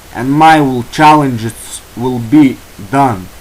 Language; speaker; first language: English; non-native, learner; Lithuanian